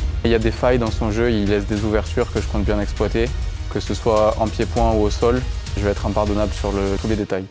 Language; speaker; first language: French; native; French